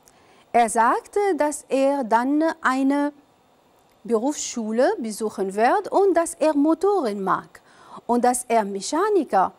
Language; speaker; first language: German; non-native, fluent; Arabic